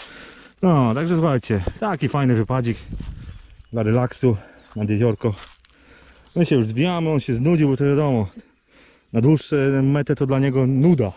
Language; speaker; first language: Polish; native; Polish